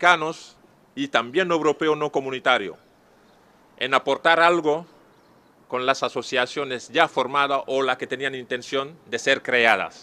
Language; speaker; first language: Spanish; non-native, fluent; Serer